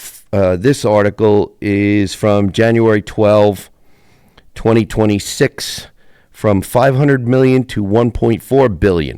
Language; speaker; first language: English; native; English